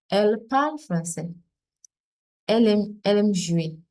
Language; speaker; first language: French; non-native, fluent; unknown